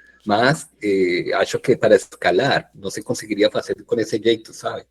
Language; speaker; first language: Portuguese; non-native, fluent; Spanish